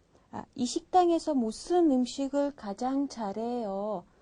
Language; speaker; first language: Korean; non-native, fluent; Mongolian